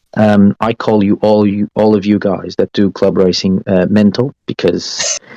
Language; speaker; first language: English; non-native, fluent; Portuguese